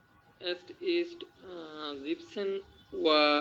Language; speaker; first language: German; non-native, learner; Bangla